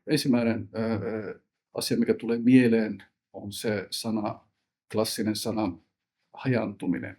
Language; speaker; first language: Finnish; early bilingual, other home language; Somali